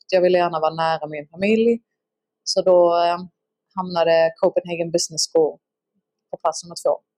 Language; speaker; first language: Swedish; native; Swedish